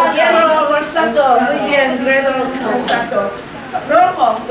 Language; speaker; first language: Spanish; non-native, learner; Chinese